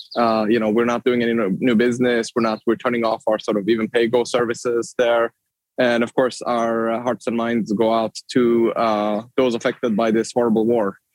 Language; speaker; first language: English; non-native, fluent; Swedish